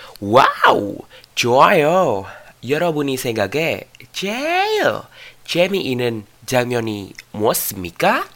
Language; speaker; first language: Korean; non-native, learner; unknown